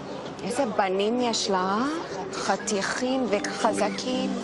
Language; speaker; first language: Hebrew; non-native, fluent; English